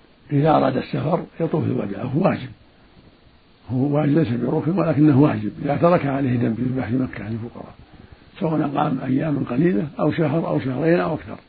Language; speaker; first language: Arabic; native; Arabic